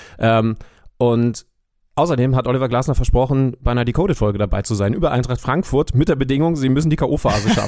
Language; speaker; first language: German; native; German